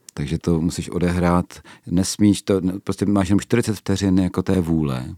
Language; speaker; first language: Czech; native; Czech